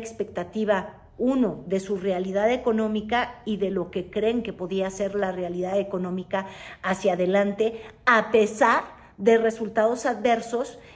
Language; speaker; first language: Spanish; native; Spanish